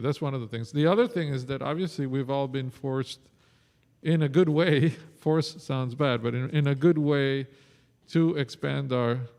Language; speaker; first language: English; non-native, fluent; Spanish